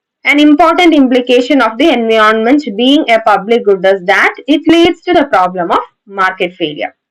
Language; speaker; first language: English; non-native, local second language; Malayalam